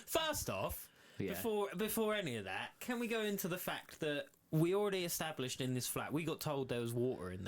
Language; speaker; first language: English; native; English